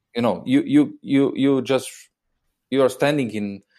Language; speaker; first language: English; non-native, fluent; Slovenian